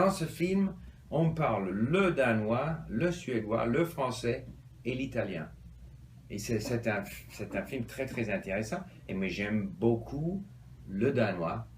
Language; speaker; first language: French; non-native, fluent; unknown